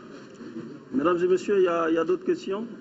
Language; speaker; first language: French; non-native, local second language; Bambara